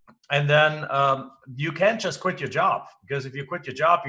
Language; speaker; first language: English; non-native, fluent; German